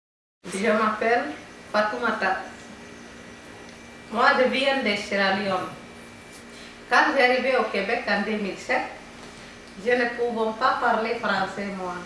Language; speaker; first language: French; non-native, learner; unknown